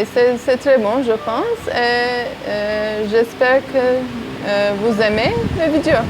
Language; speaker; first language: French; non-native, learner; Turkish